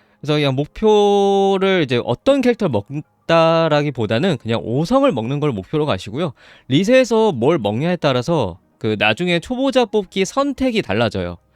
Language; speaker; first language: Korean; native; Korean